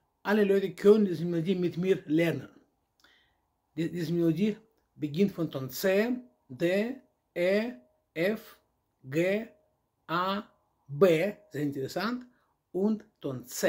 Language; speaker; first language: German; non-native, learner; Russian